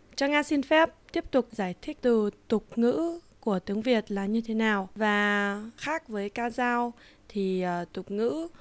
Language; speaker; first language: Vietnamese; early bilingual, heritage; Vietnamese